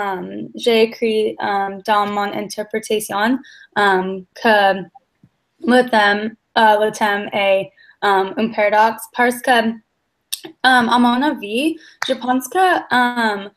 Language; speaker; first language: French; non-native, learner; English